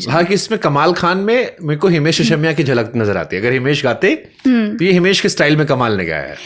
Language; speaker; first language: Hindi; native; Hindi